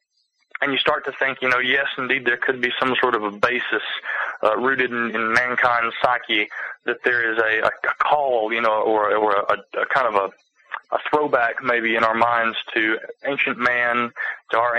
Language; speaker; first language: English; native; English